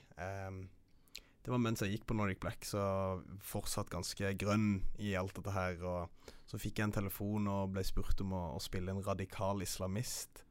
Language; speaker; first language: Norwegian; early bilingual, other home language; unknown